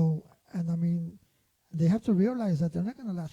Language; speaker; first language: English; native; English